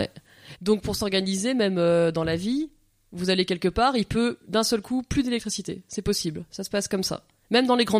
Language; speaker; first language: French; native; French